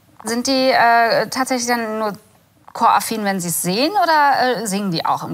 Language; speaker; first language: German; native; German